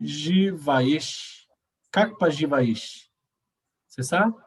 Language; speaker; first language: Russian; non-native, learner; Portuguese